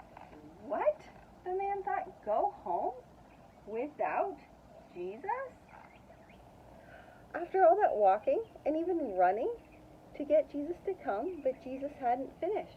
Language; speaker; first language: English; native; English